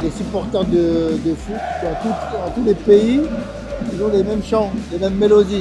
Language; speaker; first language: French; native; French